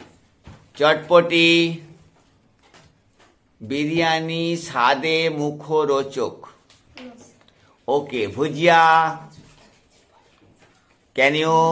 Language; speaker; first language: English; non-native, fluent; Bangla